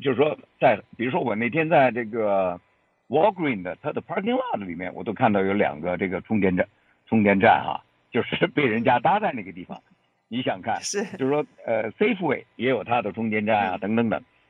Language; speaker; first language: Chinese; native; Chinese